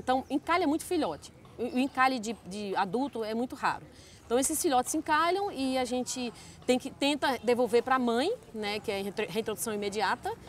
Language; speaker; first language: Portuguese; native; Portuguese